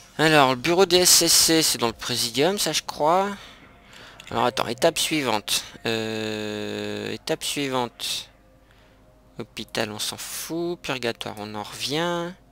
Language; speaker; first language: French; native; French